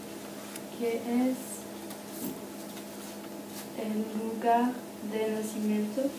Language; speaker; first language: Spanish; non-native, learner; French